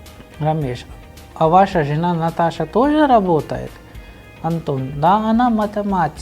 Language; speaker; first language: Russian; non-native, fluent; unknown